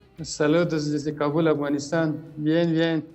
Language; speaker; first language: Spanish; non-native, learner; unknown